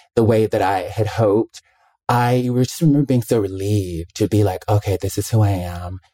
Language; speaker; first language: English; native; English